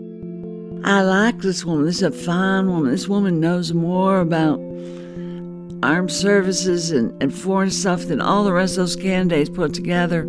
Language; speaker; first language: English; native; English